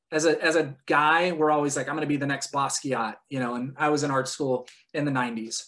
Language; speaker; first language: English; native; English